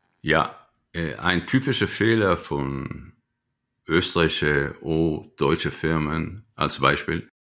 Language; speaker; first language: German; non-native, fluent; Hebrew